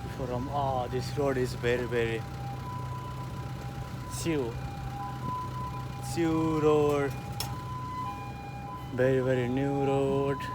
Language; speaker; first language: English; non-native, learner; Nepali